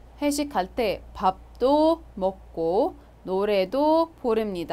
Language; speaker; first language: Korean; non-native, fluent; Arabic